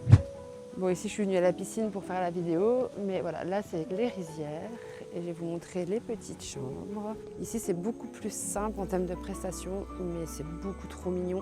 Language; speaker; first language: French; native; French